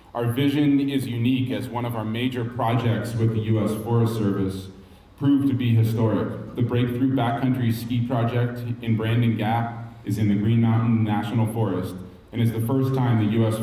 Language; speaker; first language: English; native; English